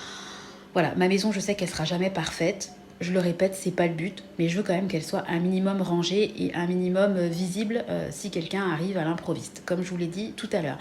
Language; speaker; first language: French; native; French